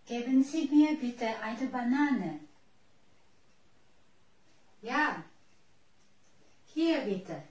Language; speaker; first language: German; non-native, learner; Indonesian